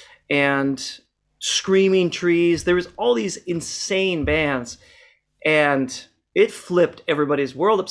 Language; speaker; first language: English; native; English